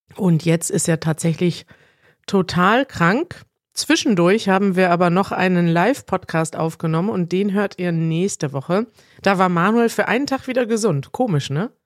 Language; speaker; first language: German; native; German